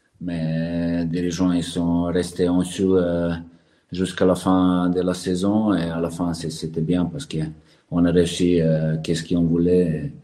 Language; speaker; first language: French; non-native, learner; Serbian